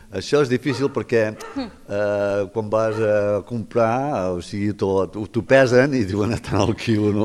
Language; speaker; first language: Catalan; native; Catalan